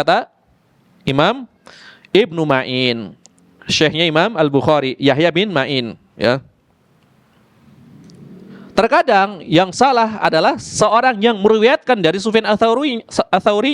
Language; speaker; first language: Indonesian; native; Indonesian